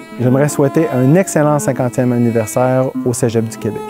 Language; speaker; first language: French; native; French